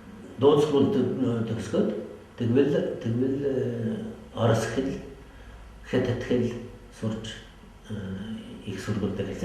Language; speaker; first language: Mongolian; non-native, fluent; French